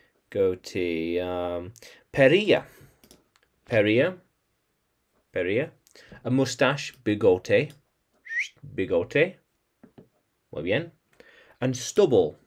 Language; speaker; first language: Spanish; non-native, learner; English